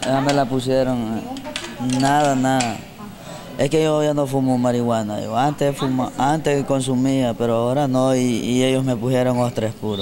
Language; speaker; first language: Spanish; native; Spanish